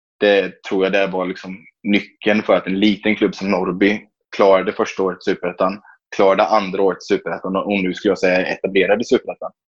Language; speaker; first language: Swedish; native; Swedish